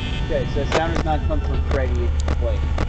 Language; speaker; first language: English; native; English